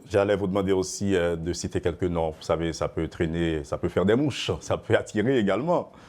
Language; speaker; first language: French; non-native, local second language; Haitian Creole